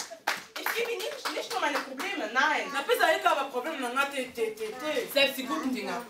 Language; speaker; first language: German; early bilingual, heritage; Lingala